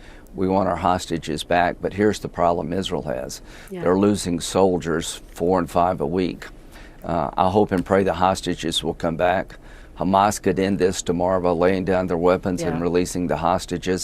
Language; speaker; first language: English; native; English